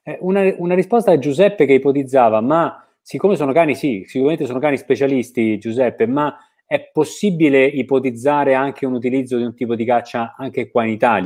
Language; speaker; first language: Italian; native; Italian